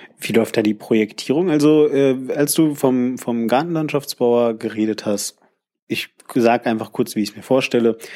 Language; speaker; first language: German; native; German